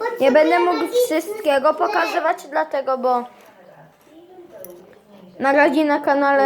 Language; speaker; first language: Polish; early bilingual, heritage; Polish